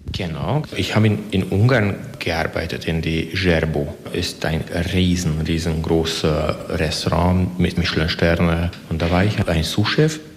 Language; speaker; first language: German; non-native, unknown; Hungarian